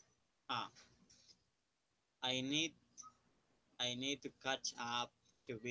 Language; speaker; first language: English; non-native, learner; Spanish